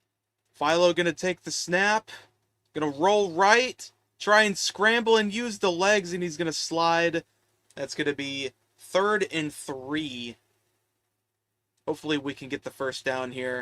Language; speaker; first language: English; native; English